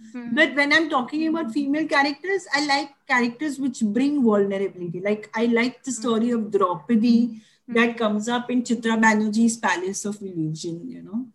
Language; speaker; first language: English; non-native, local second language; Tulu